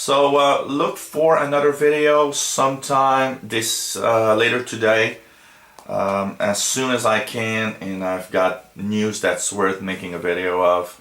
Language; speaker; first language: English; non-native, local second language; French